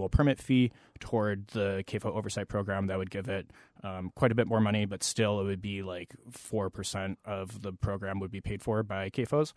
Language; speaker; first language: English; native; English